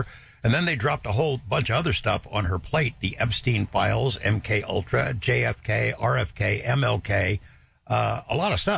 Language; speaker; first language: English; native; English